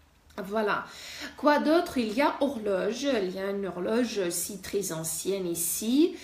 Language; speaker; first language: French; non-native, fluent; Russian